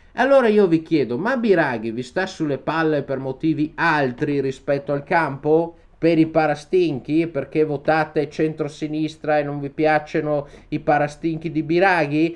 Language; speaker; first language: Italian; native; Italian